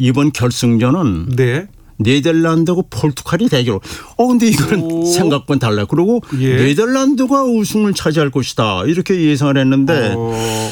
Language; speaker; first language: Korean; native; Korean